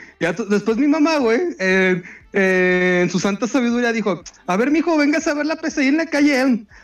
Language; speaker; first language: Spanish; native; Spanish